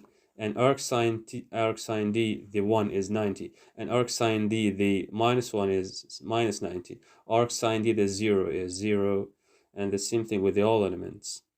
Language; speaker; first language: English; non-native, fluent; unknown